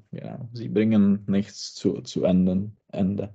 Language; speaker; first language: German; non-native, learner; Czech